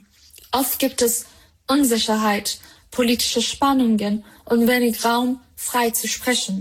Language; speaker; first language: German; non-native, fluent; Persian